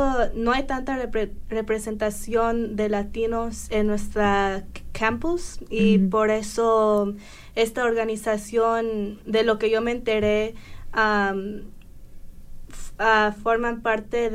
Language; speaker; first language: Spanish; early bilingual, heritage; Spanish